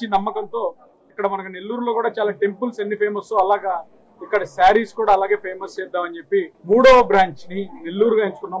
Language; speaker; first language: Telugu; native; Telugu